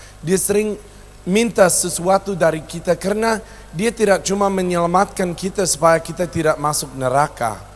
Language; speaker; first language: Indonesian; non-native, local second language; English